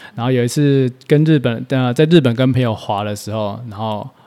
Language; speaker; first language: Chinese; native; Chinese